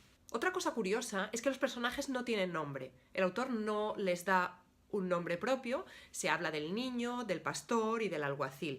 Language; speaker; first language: Spanish; native; Spanish